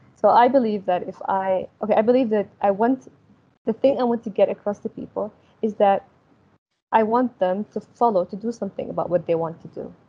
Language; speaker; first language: English; early bilingual, other home language; Arabic